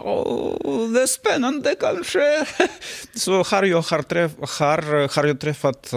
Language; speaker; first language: Swedish; non-native, learner; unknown